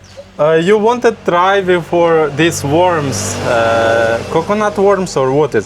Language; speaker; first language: English; non-native, learner; Russian